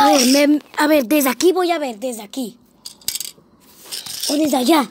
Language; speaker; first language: Spanish; native; Spanish